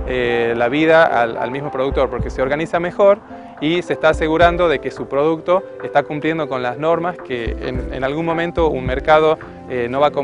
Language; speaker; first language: Spanish; native; Spanish